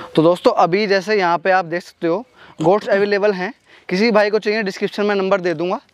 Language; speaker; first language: Hindi; native; Hindi